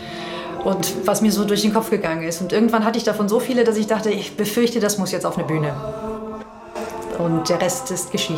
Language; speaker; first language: German; native; German